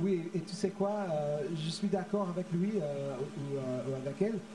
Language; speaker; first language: French; non-native, fluent; English